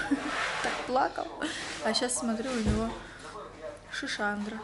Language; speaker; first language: Russian; native; Russian